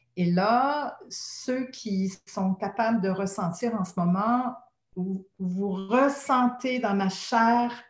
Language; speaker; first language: French; native; French